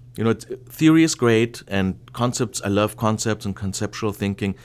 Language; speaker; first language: English; non-native, fluent; German